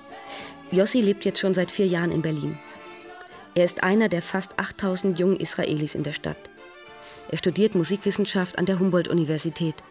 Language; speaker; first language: German; native; German